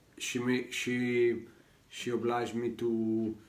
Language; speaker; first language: English; non-native, learner; Italian